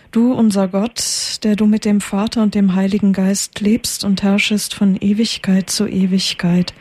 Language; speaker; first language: German; native; German